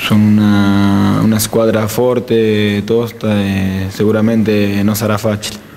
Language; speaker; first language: Italian; non-native, fluent; Spanish